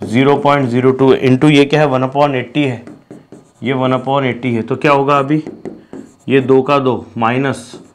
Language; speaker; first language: Hindi; non-native, local second language; Marathi